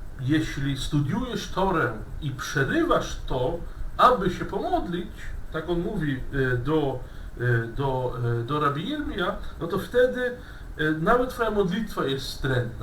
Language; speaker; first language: Polish; non-native, fluent; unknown